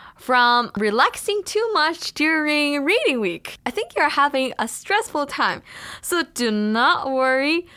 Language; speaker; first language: English; non-native, fluent; Chinese